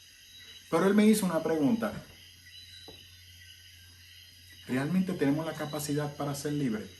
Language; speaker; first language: Spanish; native; Spanish